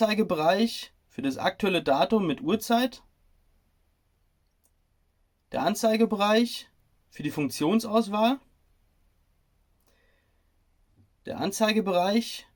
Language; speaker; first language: German; native; German